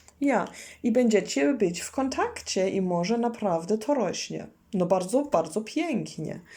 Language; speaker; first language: Polish; non-native, learner; German